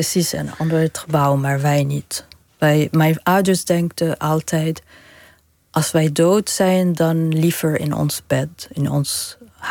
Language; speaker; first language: Dutch; non-native, fluent; Arabic